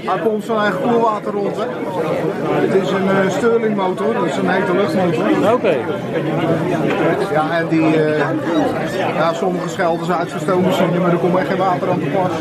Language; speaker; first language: Dutch; native; Dutch